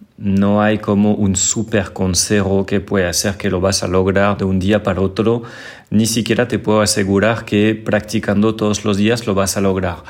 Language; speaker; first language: Spanish; non-native, fluent; French